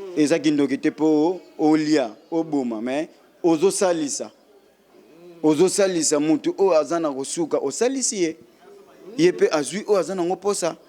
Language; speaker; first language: Lingala; non-native, local second language; Kongo